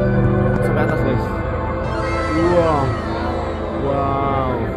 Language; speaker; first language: Japanese; native; Japanese